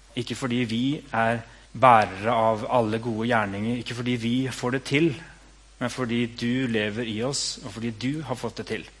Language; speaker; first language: Norwegian; native; Norwegian